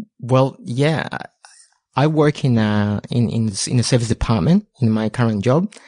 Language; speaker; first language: English; non-native, fluent; Spanish